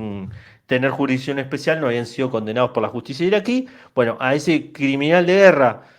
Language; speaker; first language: Spanish; native; Spanish